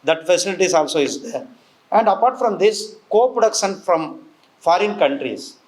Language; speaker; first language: English; non-native, local second language; Tamil